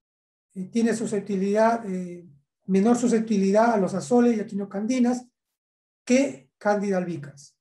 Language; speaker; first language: Spanish; native; Spanish